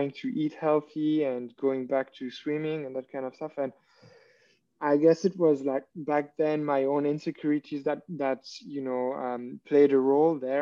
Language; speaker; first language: English; non-native, fluent; French